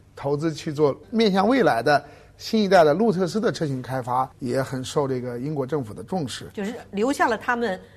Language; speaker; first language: Chinese; native; Chinese